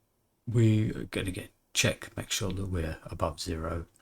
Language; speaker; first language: English; native; English